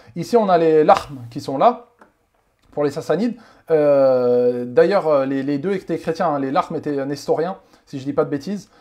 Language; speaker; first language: French; native; French